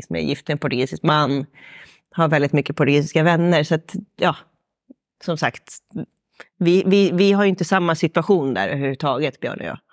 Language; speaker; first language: Swedish; native; Swedish